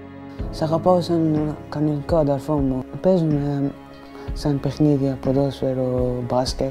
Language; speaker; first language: Greek; non-native, learner; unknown